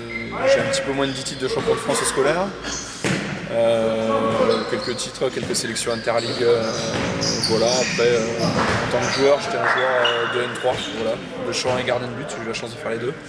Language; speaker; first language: French; native; French